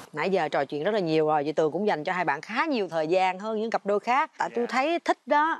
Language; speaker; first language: Vietnamese; native; Vietnamese